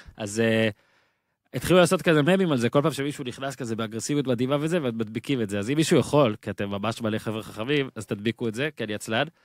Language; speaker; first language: Hebrew; native; Hebrew